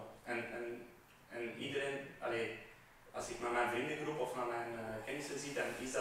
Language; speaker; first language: Dutch; non-native, fluent; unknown